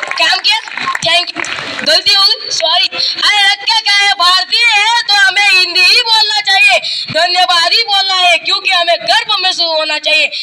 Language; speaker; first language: Hindi; non-native, local second language; Marathi